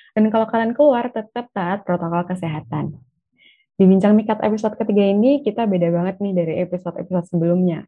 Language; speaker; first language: Indonesian; native; Indonesian